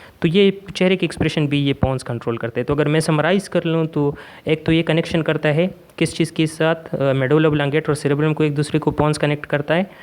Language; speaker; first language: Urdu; non-native, local second language; Pashto